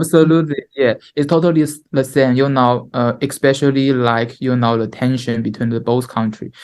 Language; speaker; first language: English; non-native, learner; Chinese